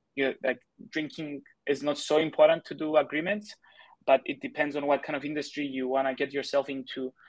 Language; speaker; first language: English; non-native, fluent; Greek